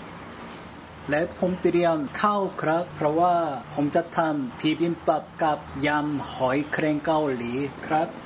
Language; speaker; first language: Thai; non-native, learner; Korean